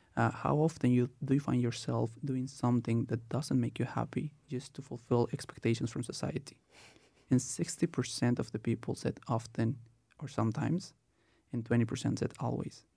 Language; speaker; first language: English; non-native, fluent; Spanish